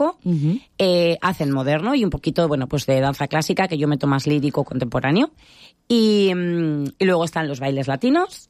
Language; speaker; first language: Spanish; native; Spanish